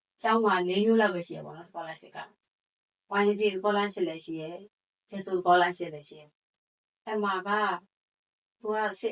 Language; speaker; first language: Burmese; native; Burmese